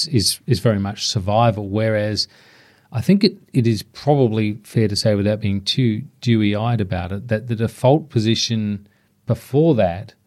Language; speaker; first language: English; native; English